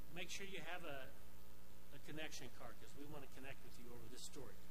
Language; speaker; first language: English; native; English